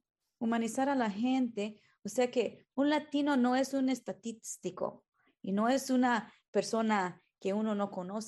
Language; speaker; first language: Spanish; early bilingual, heritage; Spanish